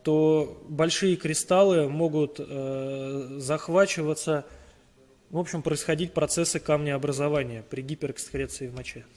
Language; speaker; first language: Russian; native; Russian